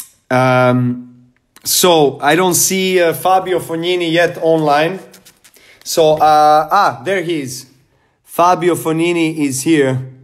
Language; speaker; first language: English; non-native, fluent; Serbian